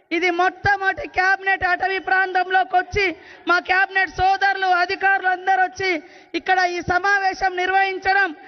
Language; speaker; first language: Telugu; native; Telugu